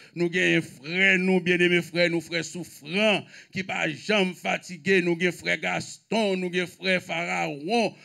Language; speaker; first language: French; non-native, local second language; Haitian Creole